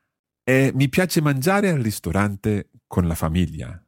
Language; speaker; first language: Italian; non-native, fluent; English